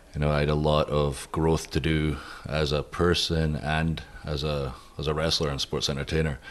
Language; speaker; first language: English; native; English